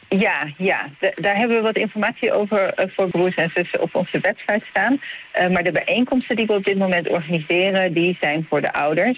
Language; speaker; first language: Dutch; native; Dutch